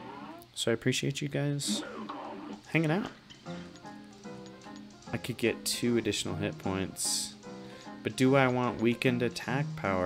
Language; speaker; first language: English; native; English